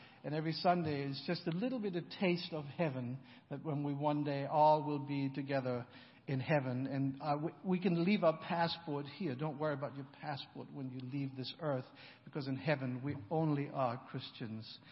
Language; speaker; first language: English; non-native, fluent; German